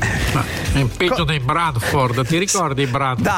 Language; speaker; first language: Italian; native; Italian